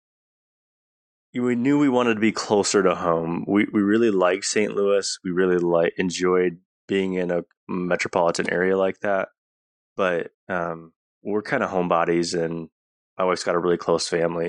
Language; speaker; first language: English; native; English